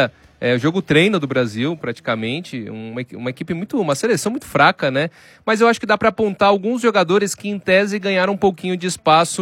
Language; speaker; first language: Portuguese; native; Portuguese